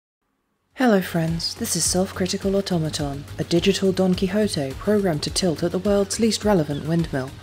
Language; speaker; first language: English; native; English